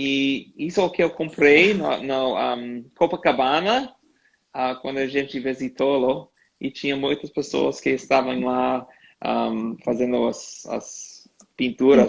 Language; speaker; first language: Portuguese; non-native, learner; English